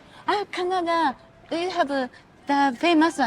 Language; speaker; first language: English; non-native, learner; Japanese